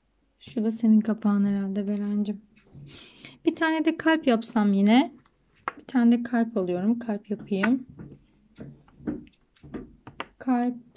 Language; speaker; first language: Turkish; native; Turkish